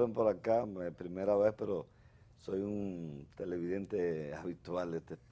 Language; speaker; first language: Spanish; native; Spanish